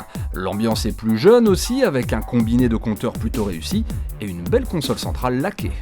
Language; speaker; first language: French; native; French